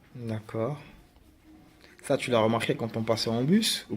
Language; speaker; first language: French; native; French